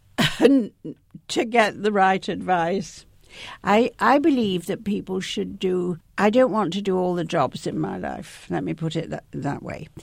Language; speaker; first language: English; native; English